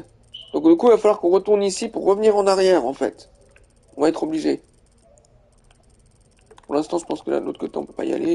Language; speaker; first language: French; native; French